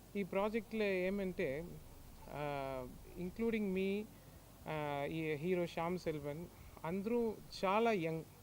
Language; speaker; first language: Telugu; non-native, learner; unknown